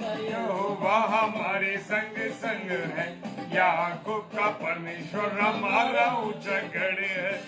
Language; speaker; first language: Hindi; native; Hindi